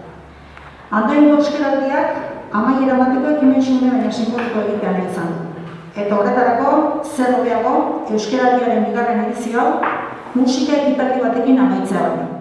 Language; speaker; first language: Basque; native; Basque